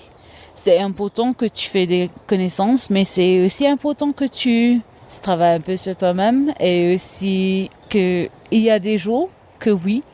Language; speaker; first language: French; non-native, local second language; Morisyen